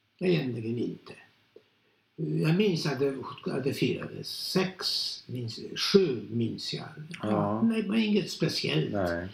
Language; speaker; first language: Swedish; non-native, fluent; Polish